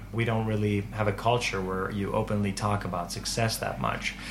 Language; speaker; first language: English; non-native, fluent; Finnish